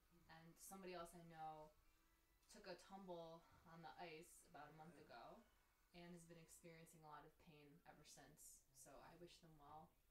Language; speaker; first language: English; native; English